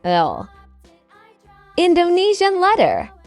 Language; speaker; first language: English; non-native, learner; Indonesian